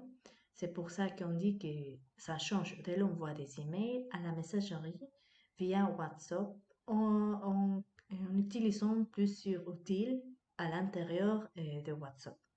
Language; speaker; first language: French; non-native, fluent; Spanish